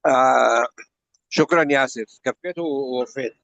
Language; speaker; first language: Arabic; native; Arabic